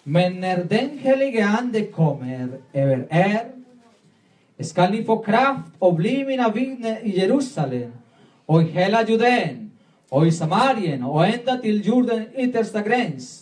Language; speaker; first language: Swedish; non-native, learner; Spanish